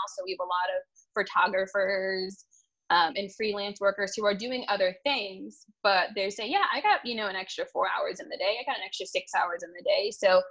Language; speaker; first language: English; native; English